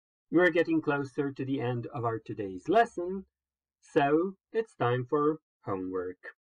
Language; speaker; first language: English; non-native, fluent; Croatian